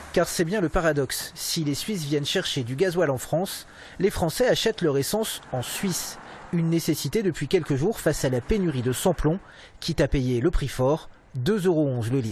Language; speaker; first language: French; native; French